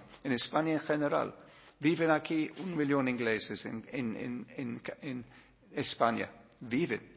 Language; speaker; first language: Spanish; non-native, learner; English